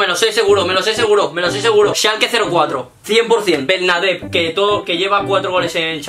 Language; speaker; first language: Spanish; native; Spanish